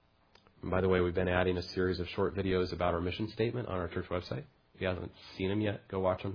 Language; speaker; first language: English; native; English